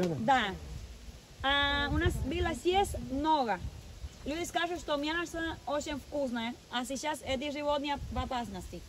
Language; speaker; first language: Russian; non-native, learner; Spanish